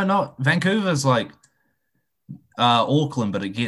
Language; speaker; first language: English; native; English